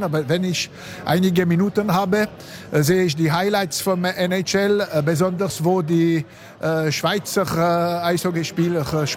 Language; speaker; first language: German; non-native, local second language; French